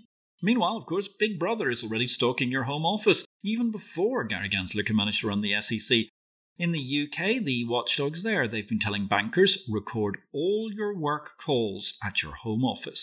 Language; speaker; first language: English; native; English